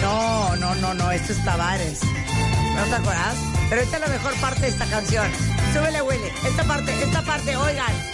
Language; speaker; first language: Spanish; native; Spanish